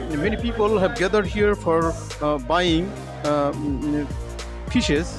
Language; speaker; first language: English; non-native, learner; Bangla